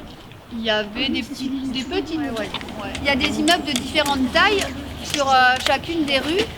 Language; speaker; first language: French; native; French